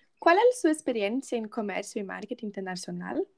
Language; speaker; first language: Spanish; non-native, learner; Portuguese